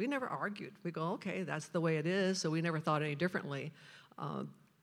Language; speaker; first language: English; native; English